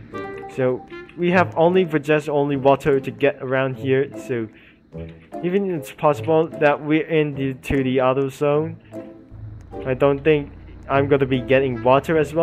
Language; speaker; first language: English; non-native, learner; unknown